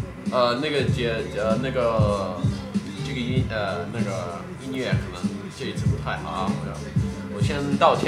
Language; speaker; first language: Chinese; non-native, fluent; English